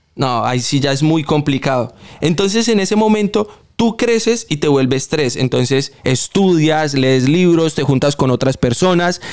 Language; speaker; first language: Spanish; native; Spanish